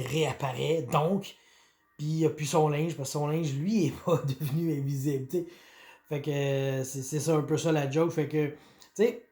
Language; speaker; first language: French; native; French